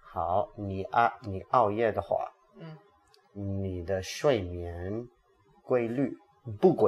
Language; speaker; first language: Chinese; non-native, learner; English